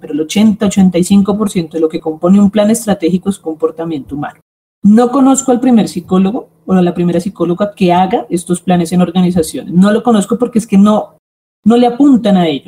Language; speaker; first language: Spanish; native; Spanish